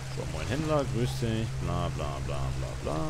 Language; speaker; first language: German; native; German